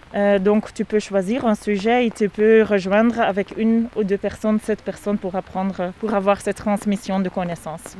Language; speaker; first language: French; non-native, fluent; Dutch